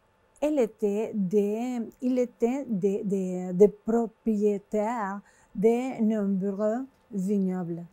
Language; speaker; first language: French; non-native, fluent; Spanish